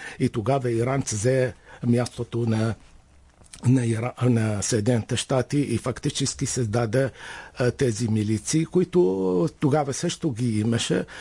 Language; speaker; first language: Bulgarian; non-native, fluent; Arabic